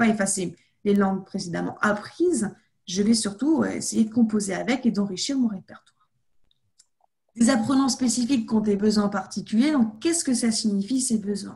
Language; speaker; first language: French; native; French